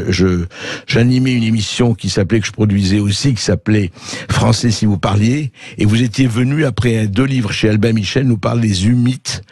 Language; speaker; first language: French; native; French